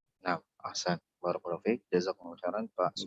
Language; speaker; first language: Indonesian; native; Indonesian